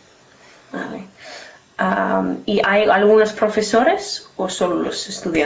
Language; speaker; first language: Spanish; non-native, learner; English